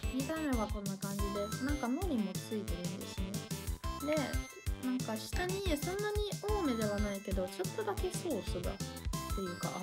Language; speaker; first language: Japanese; non-native, fluent; Italian